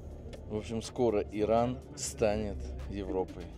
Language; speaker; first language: Russian; native; Russian